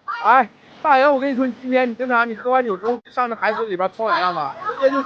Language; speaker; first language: Chinese; native; Chinese